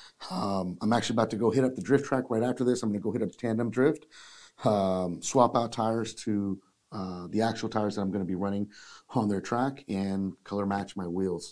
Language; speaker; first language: English; early bilingual, other home language; Spanish